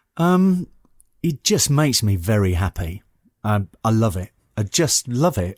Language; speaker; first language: English; native; English